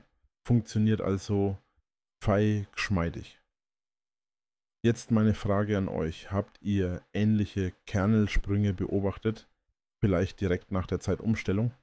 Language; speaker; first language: German; native; German